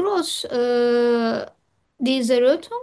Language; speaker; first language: German; non-native, learner; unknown